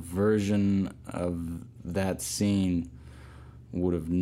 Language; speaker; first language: English; native; English